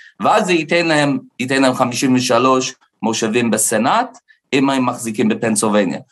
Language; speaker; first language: Hebrew; non-native, fluent; English